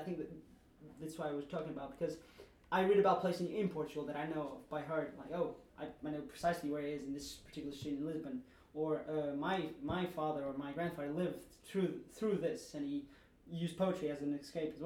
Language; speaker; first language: English; non-native, fluent; Portuguese